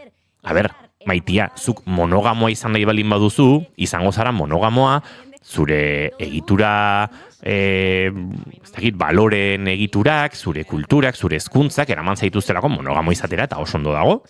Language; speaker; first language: Basque; native; Basque